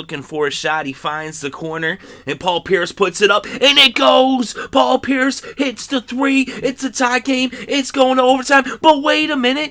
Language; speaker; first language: English; native; English